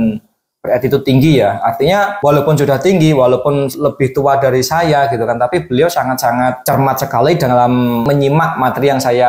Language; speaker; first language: Indonesian; native; Indonesian